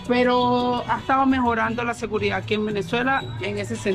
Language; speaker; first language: Spanish; native; Spanish